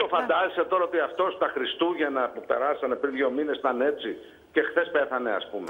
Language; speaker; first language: Greek; native; Greek